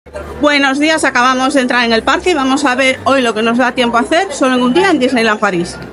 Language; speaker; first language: Spanish; native; Spanish